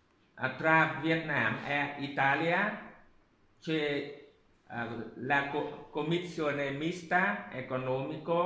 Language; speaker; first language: Italian; non-native, learner; Vietnamese